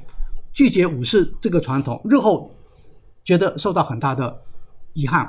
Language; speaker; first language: Chinese; native; Chinese